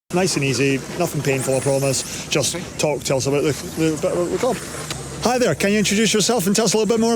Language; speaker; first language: English; native; English